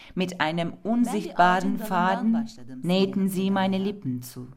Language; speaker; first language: German; non-native, fluent; Turkish